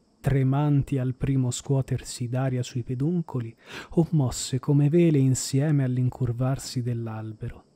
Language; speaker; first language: Italian; native; Italian